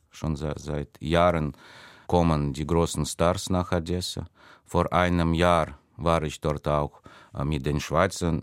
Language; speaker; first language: German; non-native, fluent; Russian